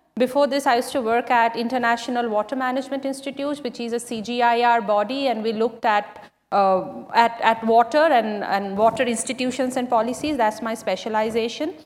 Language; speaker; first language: English; non-native, local second language; Bangla